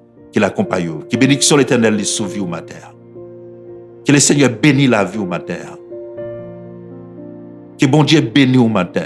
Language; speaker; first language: French; non-native, local second language; Haitian Creole